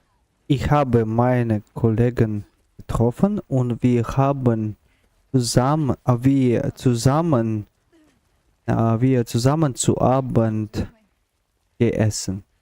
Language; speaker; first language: German; non-native, learner; Russian